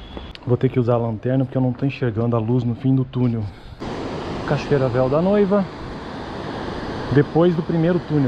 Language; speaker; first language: Portuguese; native; Portuguese